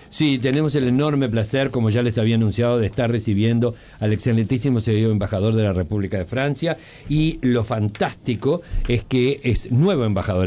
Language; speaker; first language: Spanish; native; Spanish